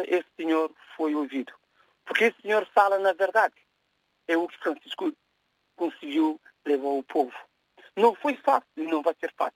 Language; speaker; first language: Portuguese; non-native, local second language; Kabuverdianu